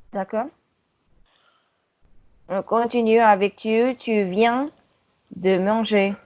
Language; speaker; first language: French; non-native, fluent; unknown